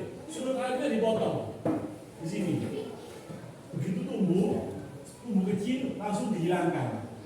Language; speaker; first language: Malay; non-native, local second language; Javanese